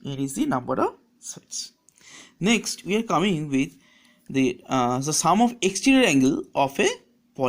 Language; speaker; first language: English; non-native, local second language; Bangla